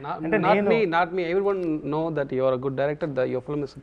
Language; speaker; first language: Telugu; non-native, learner; Tamil